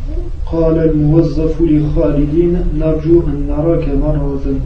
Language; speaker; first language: Arabic; non-native, learner; French